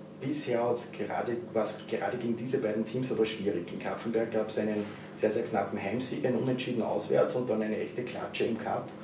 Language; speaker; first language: German; native; German